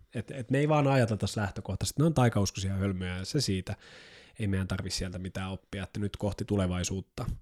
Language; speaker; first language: Finnish; native; Finnish